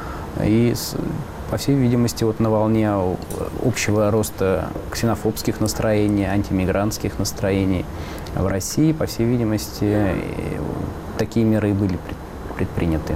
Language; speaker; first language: Russian; native; Russian